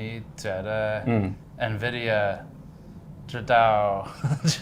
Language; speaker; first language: Chinese; non-native, learner; English